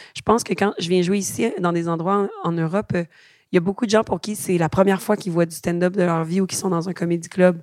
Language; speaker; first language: French; native; French